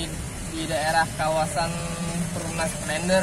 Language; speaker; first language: Indonesian; native; Indonesian